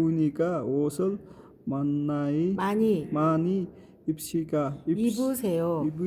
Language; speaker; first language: Korean; non-native, fluent; Mongolian